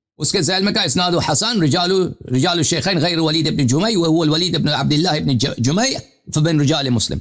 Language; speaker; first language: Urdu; non-native, fluent; Persian